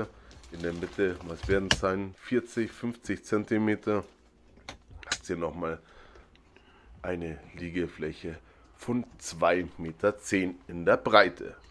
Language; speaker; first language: German; native; German